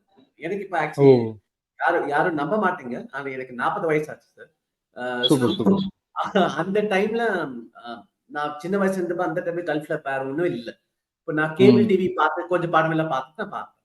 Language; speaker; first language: Tamil; early bilingual, heritage; Tamil